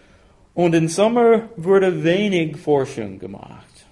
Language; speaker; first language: German; non-native, fluent; English